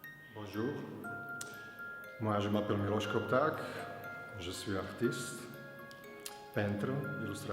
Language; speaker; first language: French; non-native, fluent; Slovak